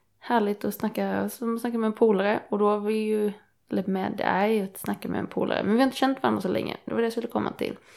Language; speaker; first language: Swedish; native; Swedish